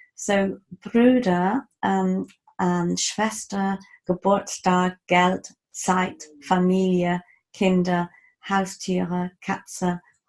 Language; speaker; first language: German; non-native, fluent; English